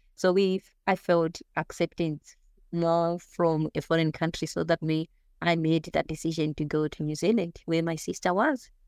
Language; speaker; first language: English; non-native, local second language; Shona